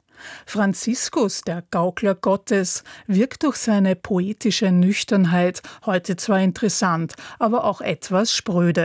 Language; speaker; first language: German; native; German